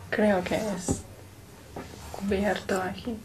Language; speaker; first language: Spanish; non-native, learner; English